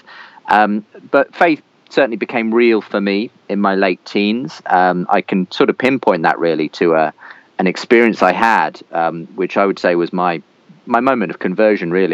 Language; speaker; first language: English; native; English